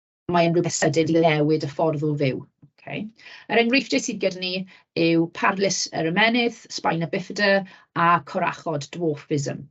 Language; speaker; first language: Welsh; native; Welsh